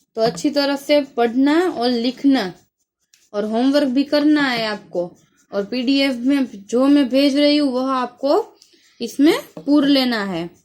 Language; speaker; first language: Hindi; non-native, local second language; Gujarati